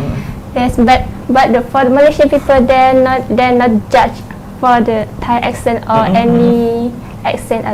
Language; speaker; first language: English; non-native, learner; Thai